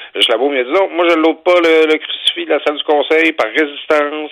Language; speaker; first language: French; native; French